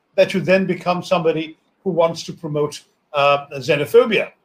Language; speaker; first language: English; non-native, local second language; Malayalam